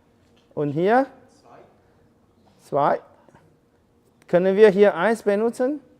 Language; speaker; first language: German; non-native, learner; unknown